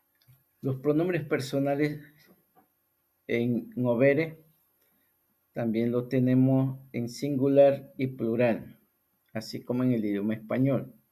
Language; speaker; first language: Spanish; non-native, local second language; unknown